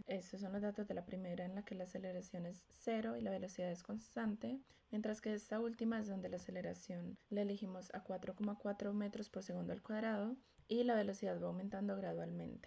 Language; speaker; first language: Spanish; native; Spanish